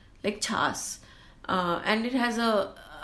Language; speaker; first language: English; non-native, local second language; Gujarati